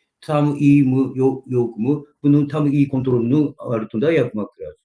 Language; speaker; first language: Turkish; non-native, learner; Japanese